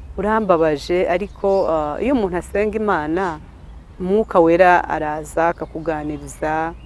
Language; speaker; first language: Kinyarwanda; early bilingual, heritage; Kinyarwanda